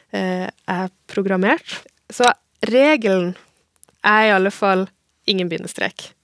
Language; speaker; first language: Norwegian; native; Norwegian